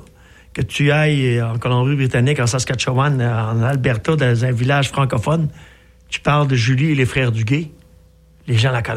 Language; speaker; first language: French; native; French